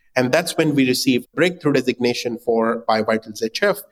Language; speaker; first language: English; non-native, local second language; Hindi